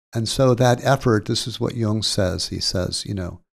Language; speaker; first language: English; native; English